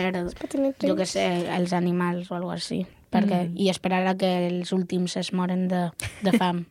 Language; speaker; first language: Catalan; non-native, local second language; Spanish